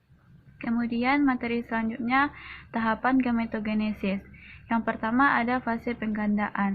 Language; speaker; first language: Indonesian; native; Indonesian